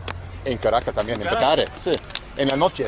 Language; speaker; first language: Spanish; non-native, learner; English